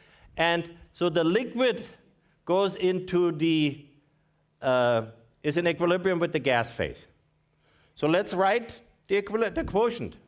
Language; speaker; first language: English; non-native, fluent; German